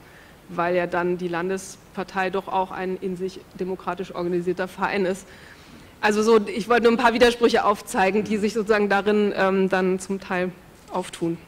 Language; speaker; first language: German; native; German